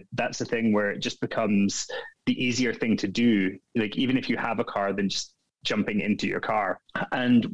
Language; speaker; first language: English; native; English